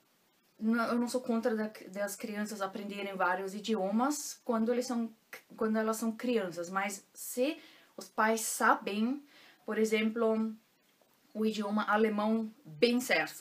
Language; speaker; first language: Portuguese; non-native, local second language; German